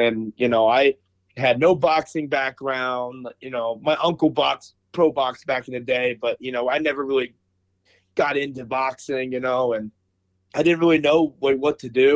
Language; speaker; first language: English; native; English